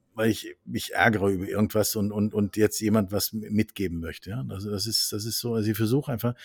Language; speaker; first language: German; non-native, fluent; Norwegian